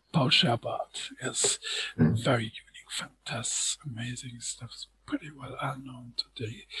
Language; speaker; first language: English; non-native, fluent; German